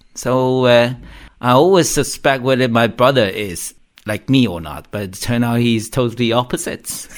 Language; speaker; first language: English; non-native, fluent; Chinese